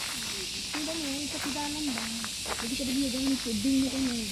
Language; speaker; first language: Filipino; non-native, local second language; Iloko